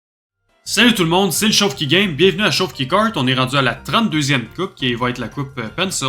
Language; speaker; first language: French; native; French